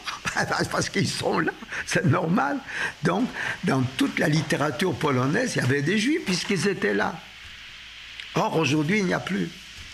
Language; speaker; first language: French; non-native, fluent; Polish